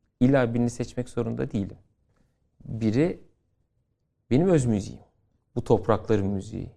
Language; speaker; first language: Turkish; native; Turkish